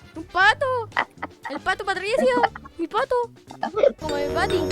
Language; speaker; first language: Spanish; native; Spanish